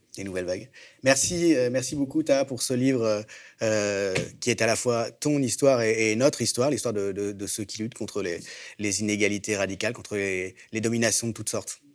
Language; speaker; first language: French; native; French